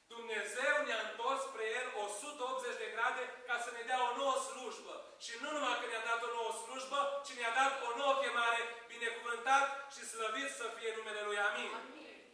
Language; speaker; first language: Romanian; native; Romanian